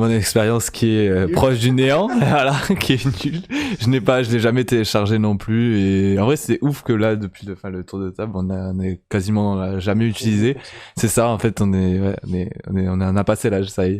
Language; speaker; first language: French; native; French